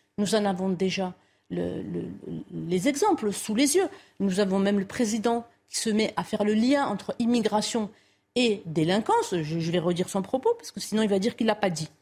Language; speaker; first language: French; non-native, local second language; Arabic